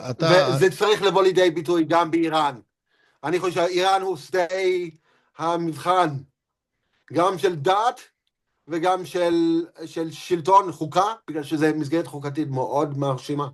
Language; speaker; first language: Hebrew; non-native, fluent; English